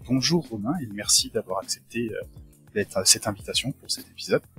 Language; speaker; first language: French; native; French